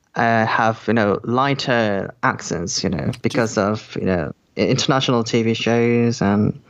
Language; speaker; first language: English; non-native, fluent; Korean